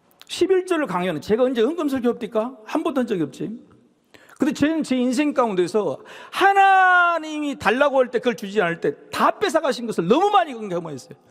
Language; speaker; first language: Korean; native; Korean